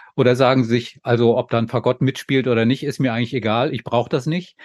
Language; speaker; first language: German; native; German